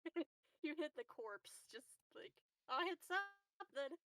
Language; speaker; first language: English; native; English